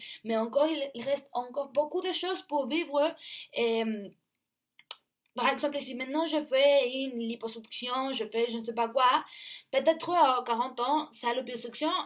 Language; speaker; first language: French; non-native, learner; Spanish